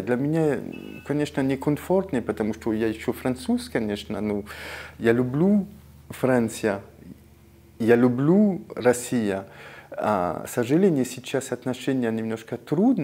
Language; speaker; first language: Russian; non-native, fluent; French